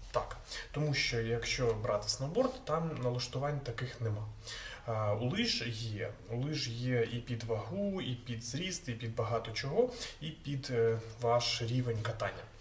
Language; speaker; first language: Ukrainian; non-native, local second language; Russian